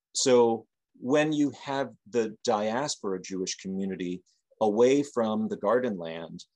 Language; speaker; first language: English; native; English